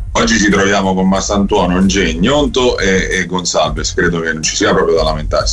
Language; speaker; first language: Italian; native; Italian